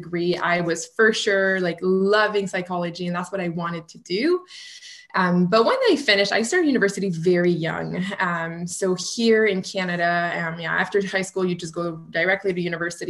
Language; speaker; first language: English; non-native, fluent; French